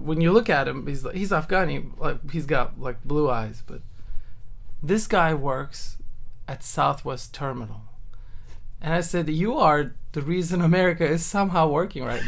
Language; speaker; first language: English; non-native, fluent; Turkish